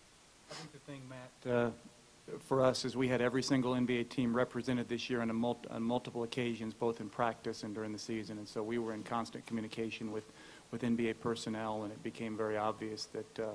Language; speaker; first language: English; native; English